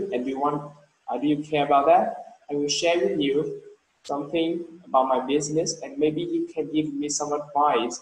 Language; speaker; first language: English; non-native, learner; Vietnamese